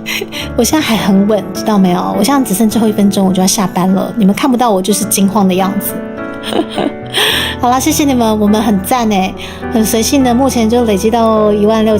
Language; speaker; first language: Chinese; native; Chinese